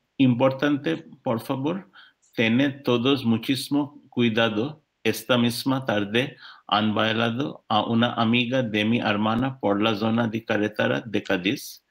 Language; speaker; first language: Spanish; non-native, learner; English